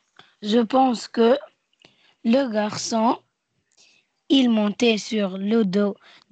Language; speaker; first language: French; non-native, learner; Arabic